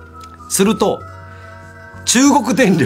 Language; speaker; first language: Japanese; native; Japanese